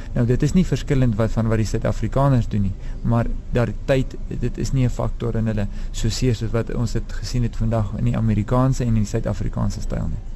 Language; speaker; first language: Afrikaans; native; Afrikaans